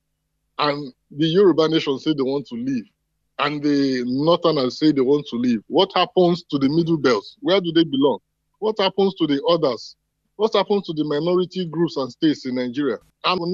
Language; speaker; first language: English; non-native, local second language; Igbo